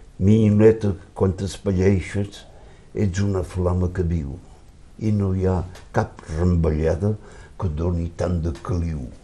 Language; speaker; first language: Catalan; early bilingual, heritage; Catalan